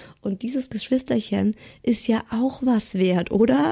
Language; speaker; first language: German; native; German